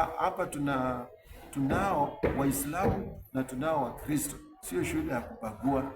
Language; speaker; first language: Swahili; non-native, local second language; Luyia